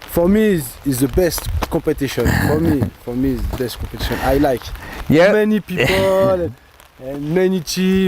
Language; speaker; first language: English; non-native, learner; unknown